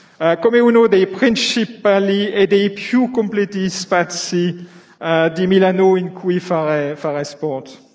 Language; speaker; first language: Italian; non-native, learner; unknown